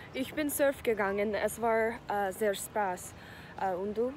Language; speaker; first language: German; non-native, learner; English